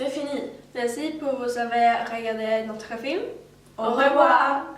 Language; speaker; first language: French; non-native, learner; Swedish